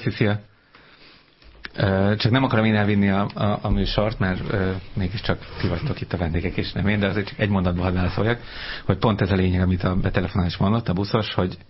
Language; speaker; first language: Hungarian; native; Hungarian